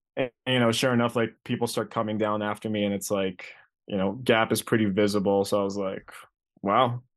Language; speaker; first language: English; early bilingual, other home language; Greek